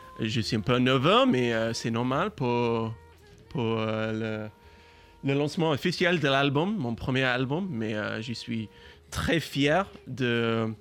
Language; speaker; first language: French; non-native, learner; English